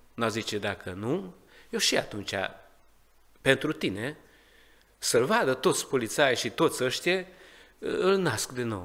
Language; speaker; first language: Romanian; non-native, learner; Hungarian